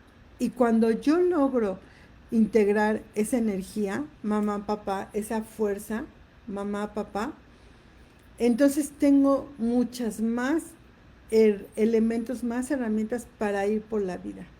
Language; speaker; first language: Spanish; native; Spanish